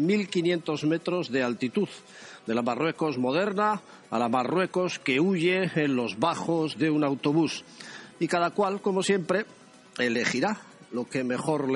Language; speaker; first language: Spanish; native; Spanish